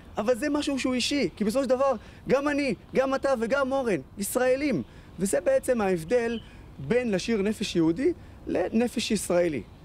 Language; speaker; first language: Hebrew; non-native, local second language; Arabic